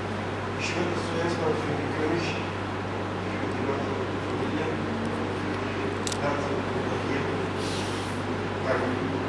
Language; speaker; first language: German; non-native, fluent; Turkish